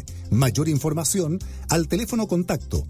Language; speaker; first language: Spanish; native; Spanish